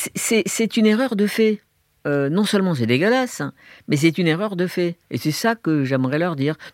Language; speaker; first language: French; native; French